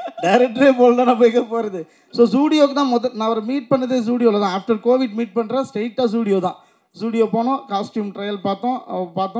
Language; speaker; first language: Tamil; native; Tamil